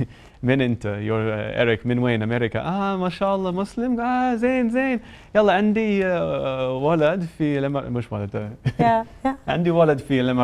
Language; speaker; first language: Arabic; non-native, learner; English